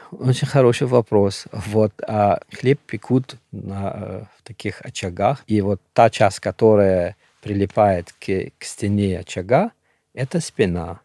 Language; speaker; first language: Russian; non-native, local second language; Shughni